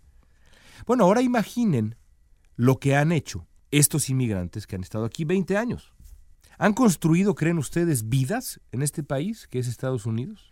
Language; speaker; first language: Spanish; native; Spanish